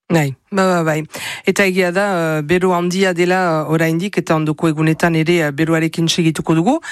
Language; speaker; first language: Basque; native; Basque